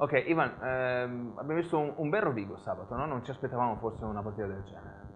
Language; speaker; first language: Italian; native; Italian